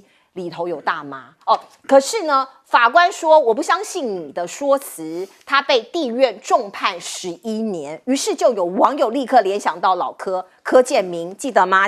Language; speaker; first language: Chinese; native; Chinese